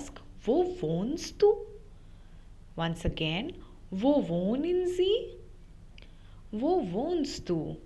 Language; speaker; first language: German; non-native, fluent; Hindi